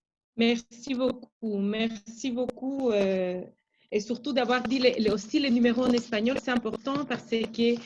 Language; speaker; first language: French; non-native, fluent; Spanish